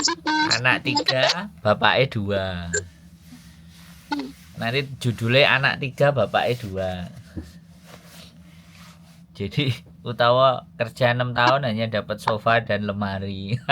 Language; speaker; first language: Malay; non-native, local second language; Javanese